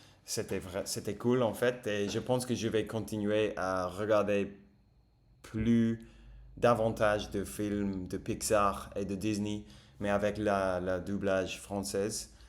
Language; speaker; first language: French; non-native, fluent; English